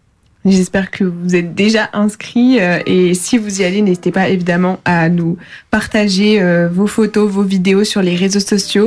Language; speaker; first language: French; native; French